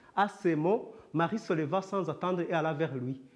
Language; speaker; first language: French; non-native, local second language; Kinyarwanda